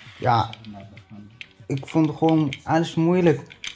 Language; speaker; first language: Dutch; non-native, learner; Tigrinya